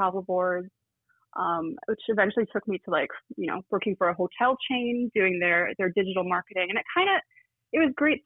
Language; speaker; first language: English; native; English